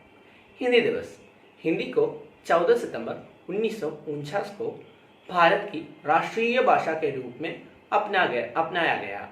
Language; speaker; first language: Hindi; non-native, local second language; Malayalam